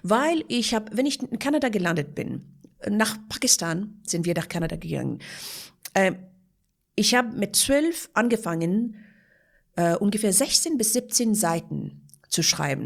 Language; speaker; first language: German; non-native, fluent; Persian